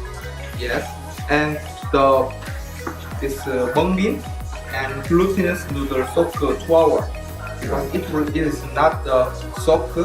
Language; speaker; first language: English; non-native, learner; Korean